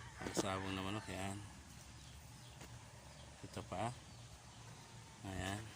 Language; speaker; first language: Filipino; native; Filipino